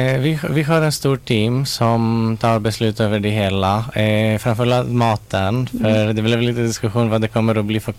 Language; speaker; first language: Swedish; non-native, fluent; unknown